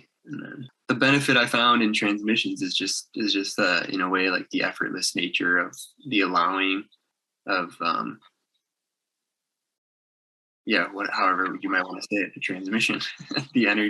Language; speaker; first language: English; native; English